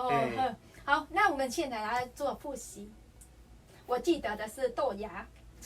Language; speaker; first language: Chinese; non-native, fluent; Vietnamese